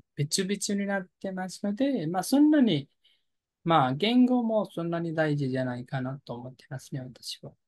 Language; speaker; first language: Japanese; non-native, fluent; Nepali